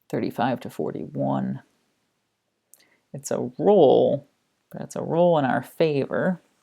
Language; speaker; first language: English; native; English